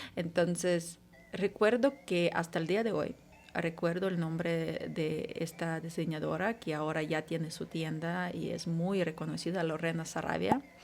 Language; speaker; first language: Spanish; non-native, fluent; Ukrainian